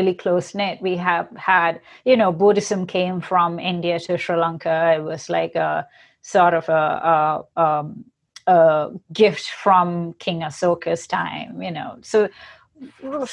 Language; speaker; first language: English; non-native, local second language; Sinhala